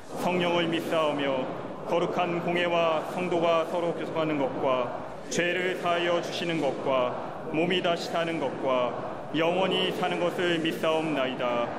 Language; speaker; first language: Korean; native; Korean